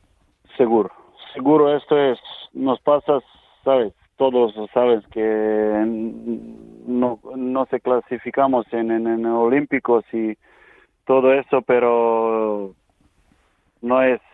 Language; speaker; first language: Spanish; non-native, learner; Serbian